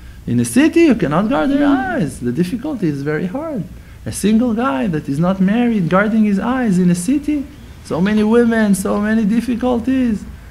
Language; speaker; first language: English; non-native, fluent; Hebrew